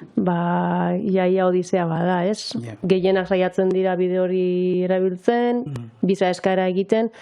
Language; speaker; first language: Basque; native; Basque